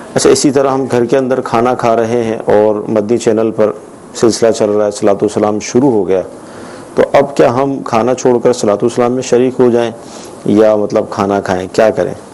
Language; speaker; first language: Urdu; native; Urdu